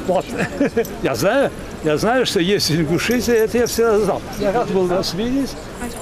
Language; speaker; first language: Russian; early bilingual, heritage; Russian